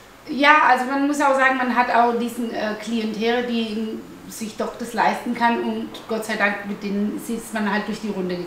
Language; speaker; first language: German; early bilingual, other home language; Italian